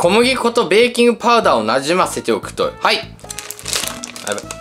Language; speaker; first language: Japanese; native; Japanese